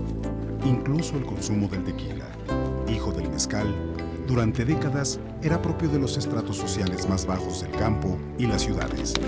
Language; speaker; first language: Spanish; native; Spanish